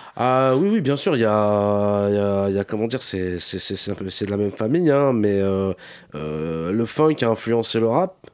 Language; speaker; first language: French; native; French